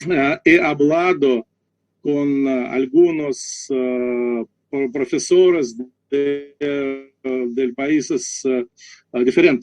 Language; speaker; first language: Spanish; non-native, learner; Russian